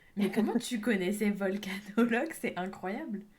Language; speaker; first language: French; native; French